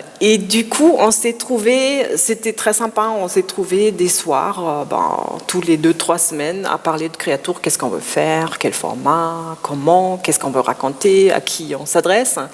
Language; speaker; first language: French; non-native, fluent; German